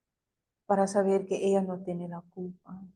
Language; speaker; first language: Spanish; non-native, fluent; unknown